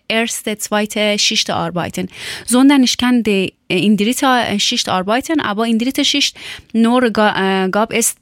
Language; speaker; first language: German; non-native, learner; Persian